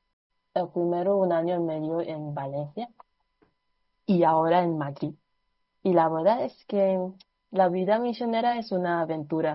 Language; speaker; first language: Spanish; non-native, fluent; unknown